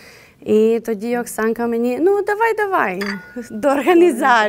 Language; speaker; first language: Ukrainian; early bilingual, heritage; Ukrainian